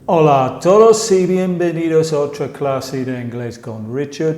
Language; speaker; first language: Spanish; non-native, fluent; English